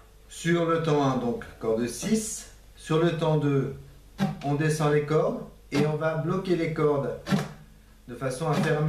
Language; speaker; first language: French; native; French